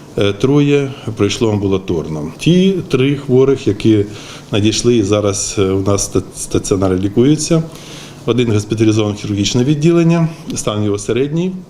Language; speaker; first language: Ukrainian; native; Ukrainian